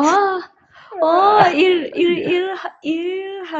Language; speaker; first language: Korean; non-native, learner; Indonesian